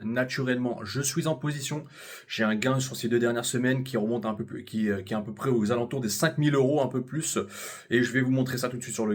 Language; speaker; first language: French; native; French